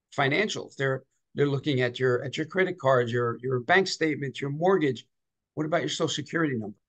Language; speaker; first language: English; native; English